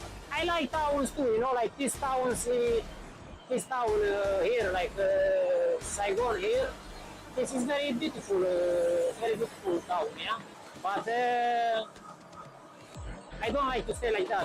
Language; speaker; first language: English; non-native, learner; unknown